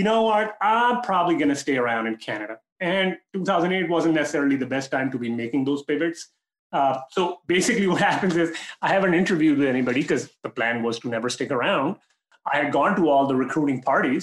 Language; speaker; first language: English; non-native, local second language; Urdu